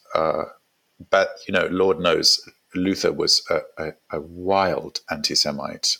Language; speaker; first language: English; native; English